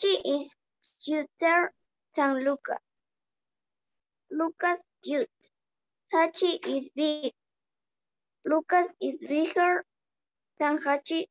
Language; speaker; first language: English; non-native, learner; Spanish